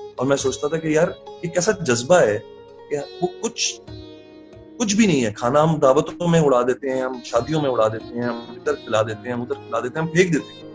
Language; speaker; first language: Urdu; native; Urdu